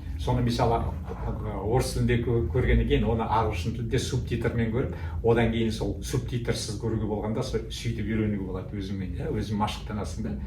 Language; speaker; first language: Kazakh; native; Kazakh